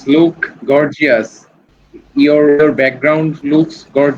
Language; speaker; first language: English; non-native, learner; Bangla